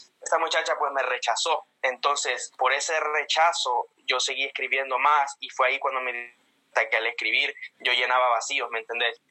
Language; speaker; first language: Spanish; native; Spanish